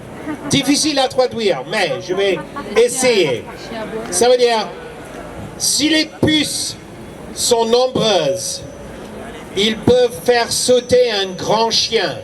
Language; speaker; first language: French; non-native, fluent; English